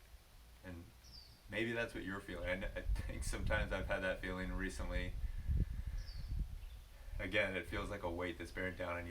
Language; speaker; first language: English; native; English